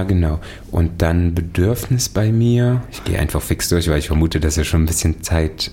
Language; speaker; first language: German; native; German